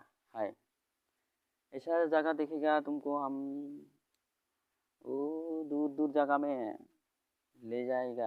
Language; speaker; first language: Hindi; non-native, local second language; Bodo